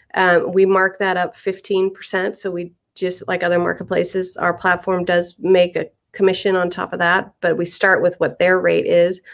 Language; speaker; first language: English; native; English